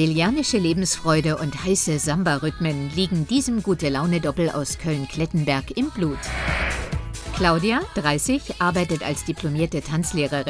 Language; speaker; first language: German; native; German